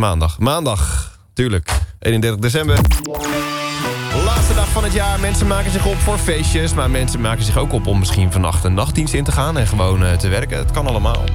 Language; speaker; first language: Dutch; native; Dutch